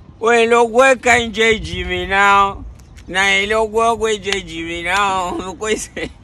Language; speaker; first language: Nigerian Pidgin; non-native, local second language; Hausa